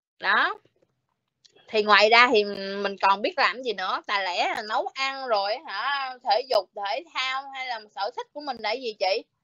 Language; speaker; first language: Vietnamese; native; Vietnamese